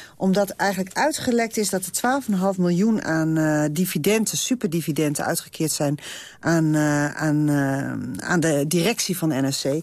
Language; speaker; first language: Dutch; native; Dutch